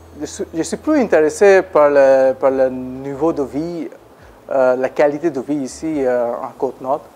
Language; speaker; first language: French; non-native, learner; Bangla